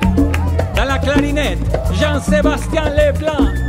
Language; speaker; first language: French; non-native, fluent; Spanish